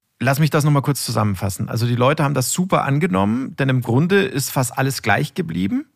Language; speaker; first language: German; native; German